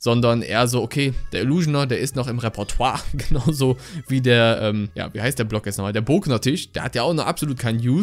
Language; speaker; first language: German; native; German